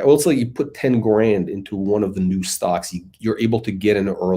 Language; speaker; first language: English; native; English